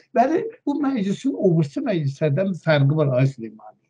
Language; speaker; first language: Turkish; non-native, fluent; Azerbaijani